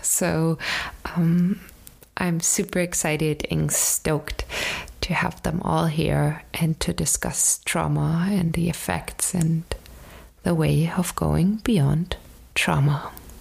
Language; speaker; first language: English; non-native, fluent; German